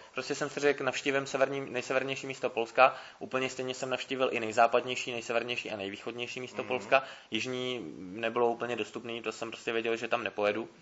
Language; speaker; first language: Czech; native; Czech